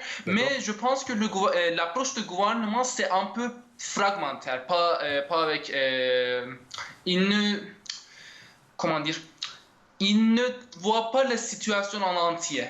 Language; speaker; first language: French; non-native, fluent; Turkish